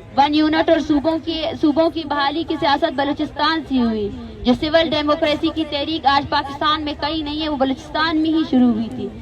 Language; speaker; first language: Urdu; non-native, local second language; Baluchi